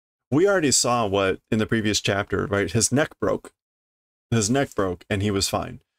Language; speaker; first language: English; native; English